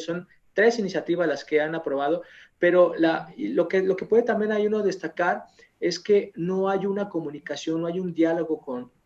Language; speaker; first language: Spanish; native; Spanish